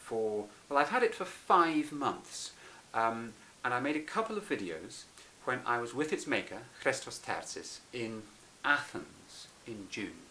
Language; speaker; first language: English; native; English